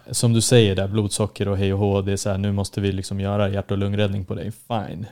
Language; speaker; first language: Swedish; early bilingual, other home language; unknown